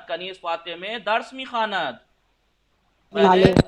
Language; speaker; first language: Persian; non-native, fluent; Urdu